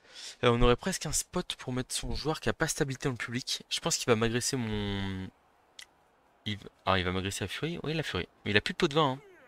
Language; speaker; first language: French; native; French